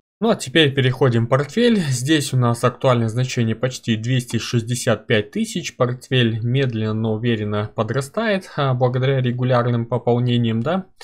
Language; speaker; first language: Russian; native; Russian